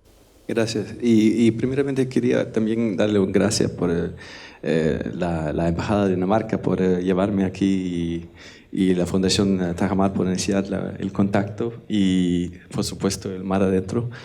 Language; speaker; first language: Spanish; non-native, learner; Danish